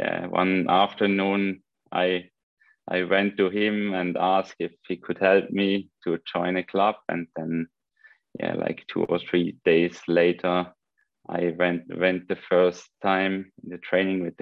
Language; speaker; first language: English; non-native, fluent; Swiss German